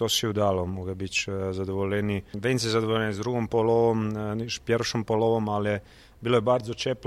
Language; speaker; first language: Polish; non-native, learner; Croatian